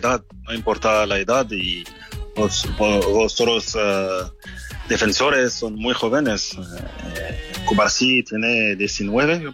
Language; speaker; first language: Spanish; non-native, fluent; French